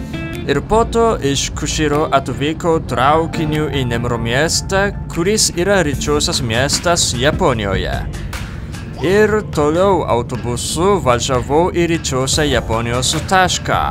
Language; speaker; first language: Lithuanian; non-native, fluent; Japanese